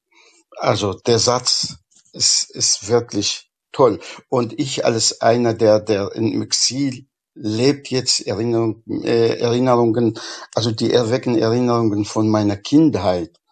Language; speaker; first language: German; non-native, fluent; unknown